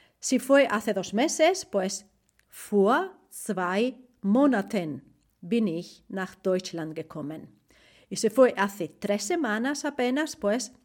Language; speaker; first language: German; non-native, fluent; Spanish